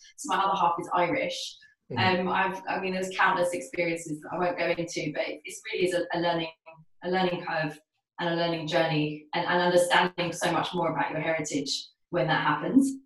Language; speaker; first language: English; native; English